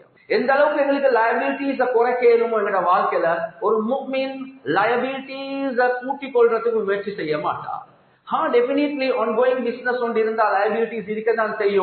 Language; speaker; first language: Tamil; native; Tamil